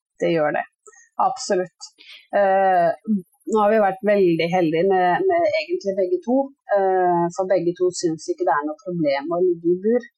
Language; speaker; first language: Norwegian; native; Norwegian